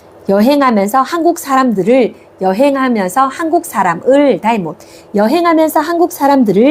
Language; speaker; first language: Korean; non-native, fluent; Thai